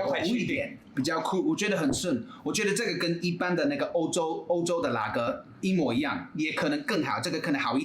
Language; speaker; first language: Chinese; non-native, fluent; English